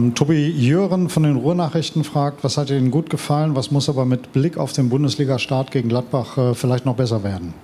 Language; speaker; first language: German; native; German